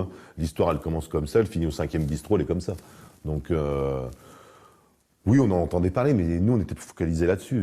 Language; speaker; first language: French; native; French